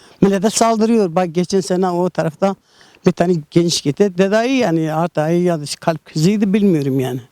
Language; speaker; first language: Turkish; non-native, local second language; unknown